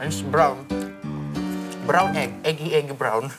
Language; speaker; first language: English; non-native, local second language; Fijian